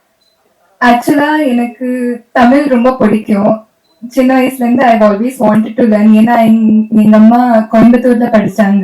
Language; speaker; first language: Tamil; non-native, learner; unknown